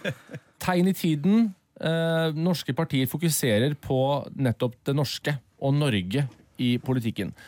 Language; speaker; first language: Norwegian; native; Norwegian